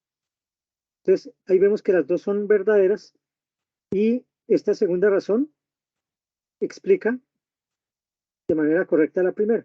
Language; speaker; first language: Spanish; native; Spanish